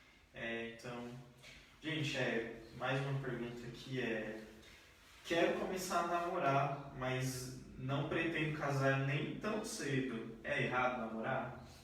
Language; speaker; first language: Portuguese; native; Portuguese